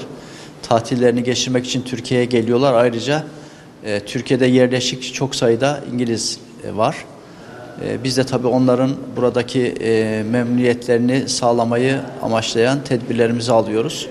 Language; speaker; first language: Turkish; native; Turkish